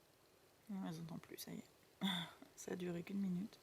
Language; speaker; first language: French; native; French